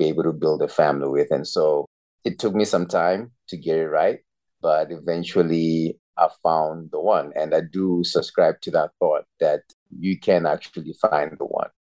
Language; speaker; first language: English; non-native, local second language; Shona